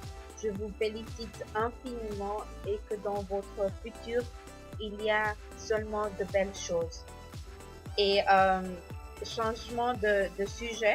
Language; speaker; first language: French; non-native, learner; Spanish